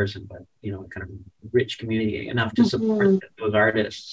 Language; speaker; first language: English; native; English